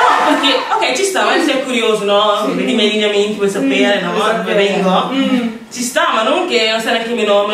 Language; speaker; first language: Italian; early bilingual, other home language; English